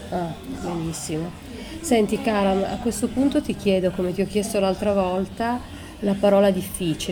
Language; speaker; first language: Italian; native; Italian